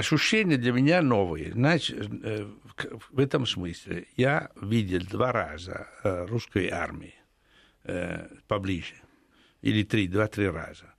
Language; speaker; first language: Russian; non-native, fluent; Italian